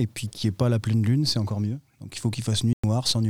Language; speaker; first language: French; native; French